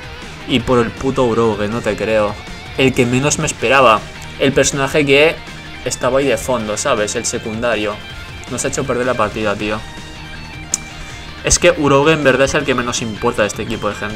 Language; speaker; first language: Spanish; native; Spanish